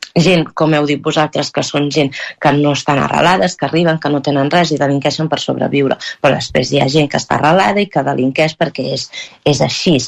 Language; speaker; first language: Catalan; native; Catalan